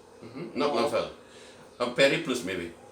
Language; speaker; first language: English; non-native, learner; Indonesian